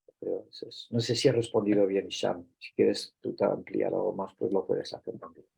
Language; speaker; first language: Spanish; native; Spanish